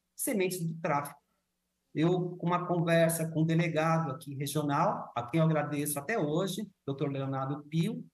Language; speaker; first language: Portuguese; native; Portuguese